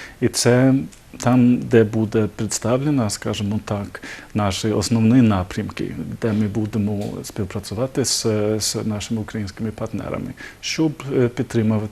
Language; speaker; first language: Ukrainian; non-native, learner; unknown